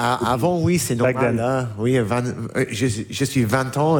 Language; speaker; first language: French; non-native, learner; English